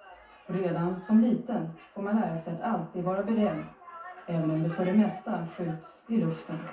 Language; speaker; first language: Swedish; native; Swedish